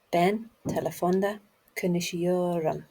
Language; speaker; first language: Turkish; non-native, learner; English